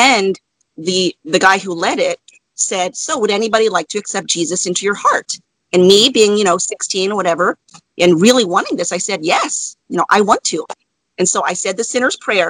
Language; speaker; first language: English; native; English